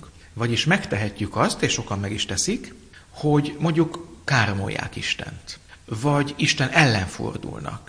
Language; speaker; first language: Hungarian; native; Hungarian